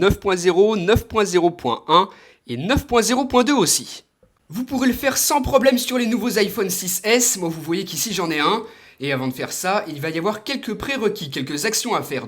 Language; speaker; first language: French; native; French